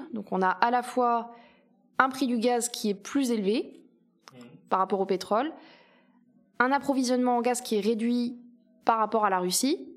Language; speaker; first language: French; native; French